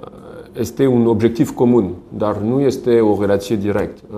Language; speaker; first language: Romanian; non-native, learner; French